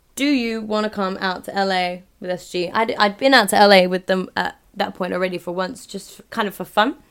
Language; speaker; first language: English; native; English